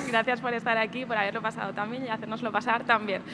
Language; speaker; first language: Spanish; native; Spanish